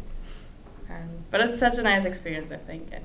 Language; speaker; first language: English; non-native, fluent; German